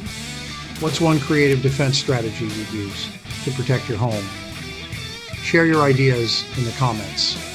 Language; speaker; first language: English; native; English